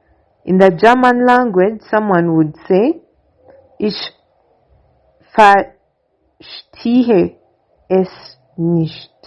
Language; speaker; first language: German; non-native, learner; English